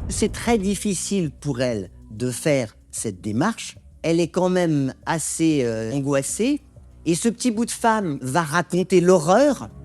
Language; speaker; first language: French; native; French